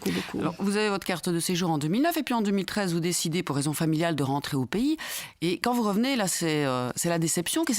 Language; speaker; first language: French; native; French